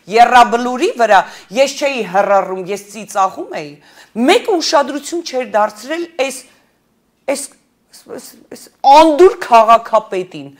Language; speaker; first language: Armenian; early bilingual, heritage; Armenian